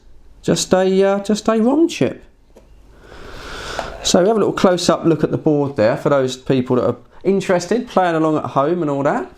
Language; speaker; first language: English; native; English